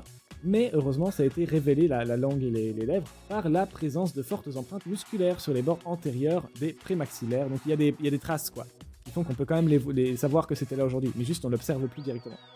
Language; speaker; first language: French; native; French